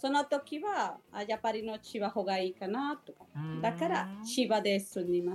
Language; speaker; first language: Japanese; non-native, learner; Spanish